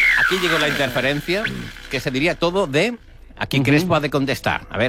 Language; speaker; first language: Spanish; native; Spanish